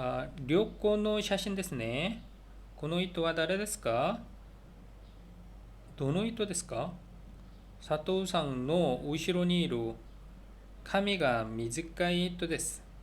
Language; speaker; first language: Japanese; non-native, learner; Korean